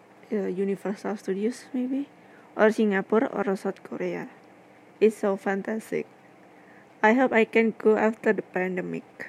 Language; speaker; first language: English; non-native, learner; Indonesian